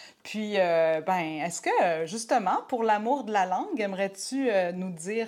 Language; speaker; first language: French; native; French